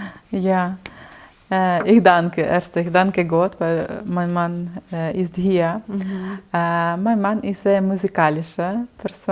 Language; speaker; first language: German; non-native, learner; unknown